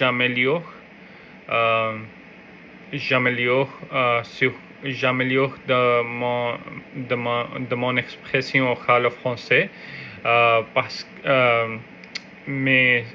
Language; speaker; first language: French; non-native, learner; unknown